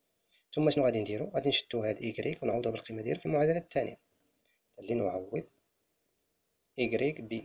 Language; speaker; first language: Arabic; native; Arabic